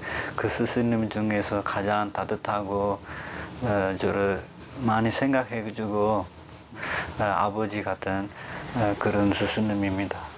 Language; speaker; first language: Korean; non-native, fluent; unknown